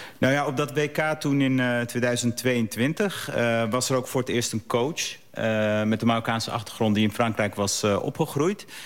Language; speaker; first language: Dutch; early bilingual, other home language; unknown